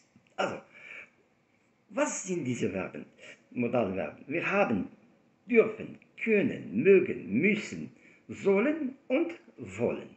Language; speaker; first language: German; non-native, fluent; Arabic